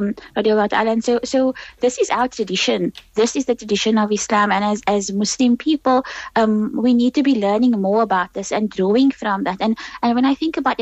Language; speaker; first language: English; native; English